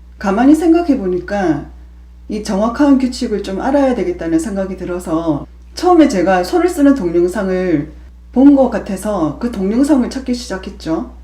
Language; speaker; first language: Korean; native; Korean